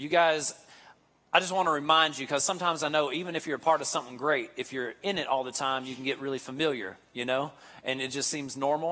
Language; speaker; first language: English; native; English